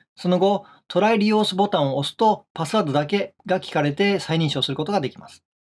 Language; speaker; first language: Japanese; native; Japanese